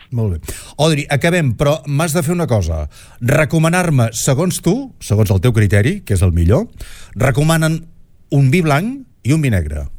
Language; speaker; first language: Catalan; native; Catalan